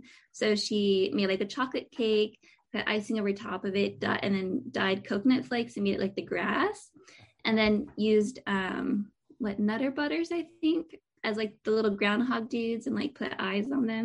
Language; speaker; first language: English; native; English